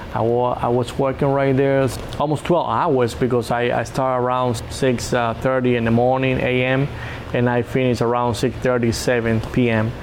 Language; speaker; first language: English; non-native, learner; Spanish